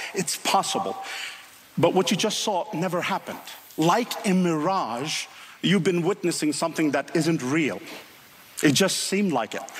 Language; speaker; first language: English; non-native, fluent; Finnish